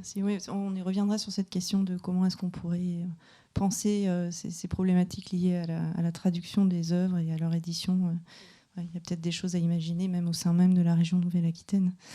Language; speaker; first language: French; native; French